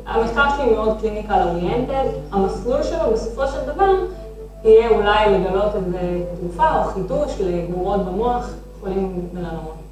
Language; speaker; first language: Hebrew; non-native, local second language; Arabic